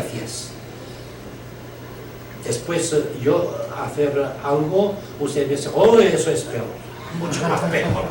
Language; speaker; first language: Spanish; non-native, learner; Chinese